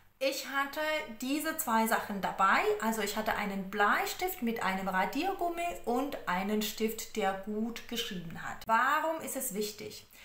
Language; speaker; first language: German; non-native, fluent; Russian